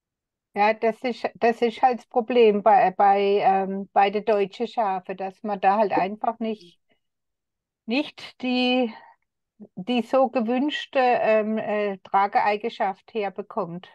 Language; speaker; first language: German; native; German